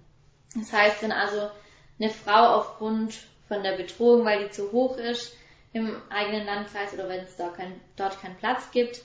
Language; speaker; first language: German; native; German